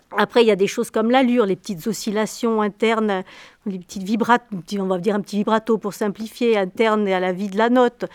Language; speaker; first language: French; native; French